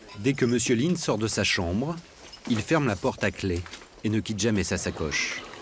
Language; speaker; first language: French; native; French